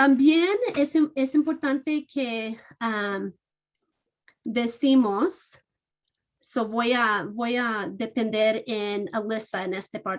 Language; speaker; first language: Spanish; non-native, fluent; English